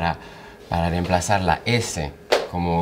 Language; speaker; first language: Spanish; non-native, fluent; French